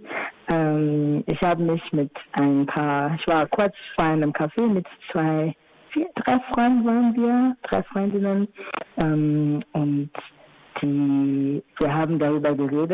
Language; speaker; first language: German; non-native, fluent; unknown